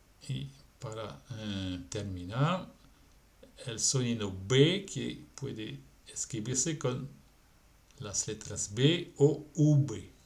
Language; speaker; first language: Spanish; non-native, fluent; French